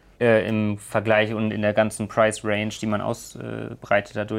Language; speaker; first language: German; native; German